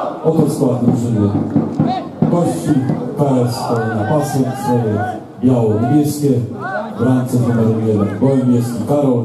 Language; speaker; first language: Polish; native; Polish